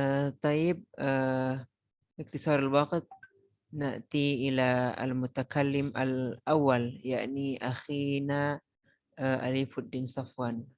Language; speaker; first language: Arabic; non-native, fluent; Indonesian